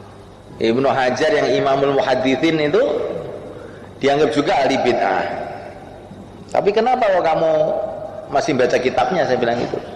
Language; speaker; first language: Indonesian; native; Indonesian